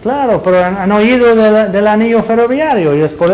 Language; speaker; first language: Spanish; non-native, fluent; English